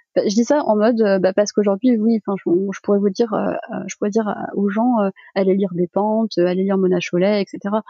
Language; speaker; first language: French; early bilingual, other home language; Malagasy